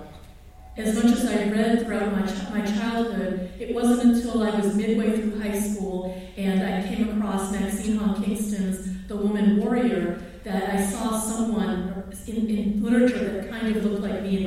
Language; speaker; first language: English; early bilingual, other home language; Filipino